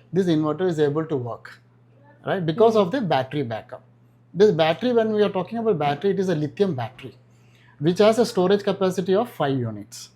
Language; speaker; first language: English; non-native, local second language; Malayalam